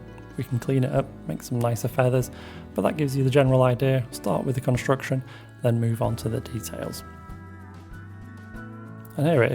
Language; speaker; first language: English; native; English